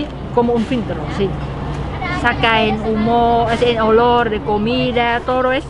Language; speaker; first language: Spanish; non-native, fluent; Vietnamese